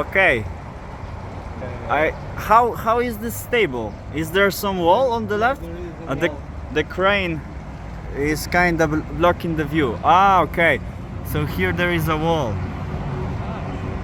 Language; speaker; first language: English; non-native, learner; Polish